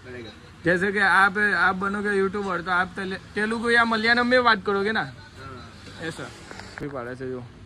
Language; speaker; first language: Hindi; non-native, local second language; Gujarati